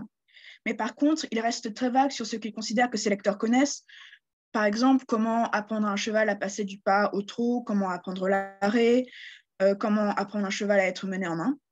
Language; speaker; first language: French; native; French